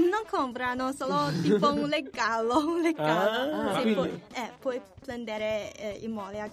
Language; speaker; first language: Italian; non-native, learner; Chinese